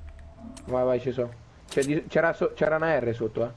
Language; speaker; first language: Italian; native; Italian